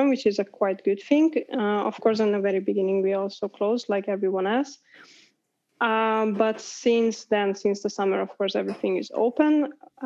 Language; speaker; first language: English; non-native, fluent; Hungarian